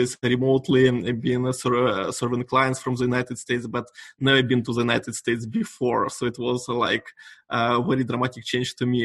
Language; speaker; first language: English; non-native, fluent; Russian